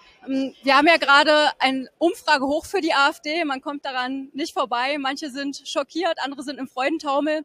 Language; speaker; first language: German; native; German